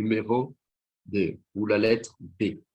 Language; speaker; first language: French; non-native, fluent; Portuguese